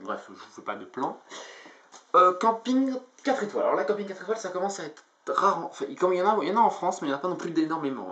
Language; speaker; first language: French; native; French